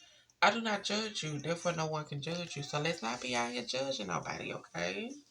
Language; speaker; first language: English; native; English